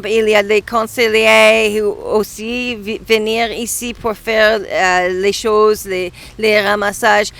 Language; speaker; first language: French; non-native, learner; English